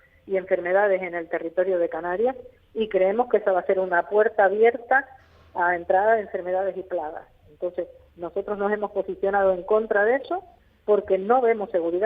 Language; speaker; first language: Spanish; native; Spanish